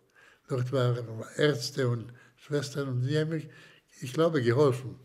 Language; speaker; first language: German; non-native, fluent; Slovak